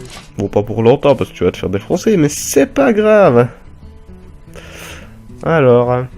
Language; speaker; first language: French; native; French